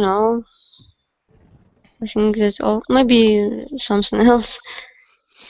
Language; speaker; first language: English; non-native, learner; Russian